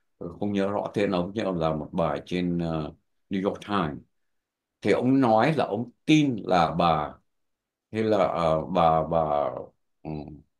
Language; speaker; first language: Vietnamese; native; Vietnamese